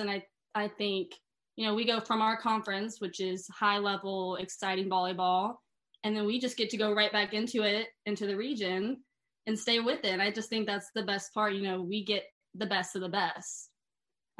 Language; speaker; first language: English; native; English